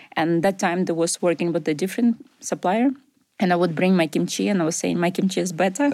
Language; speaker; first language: English; non-native, fluent; Ukrainian